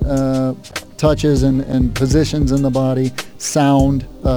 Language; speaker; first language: English; native; English